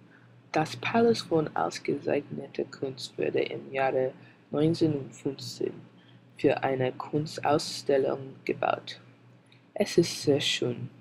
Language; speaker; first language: German; non-native, learner; English